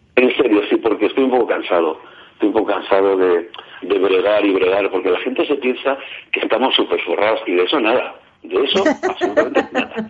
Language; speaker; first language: Spanish; native; Spanish